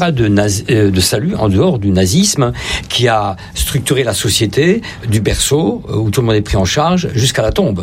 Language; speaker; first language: French; native; French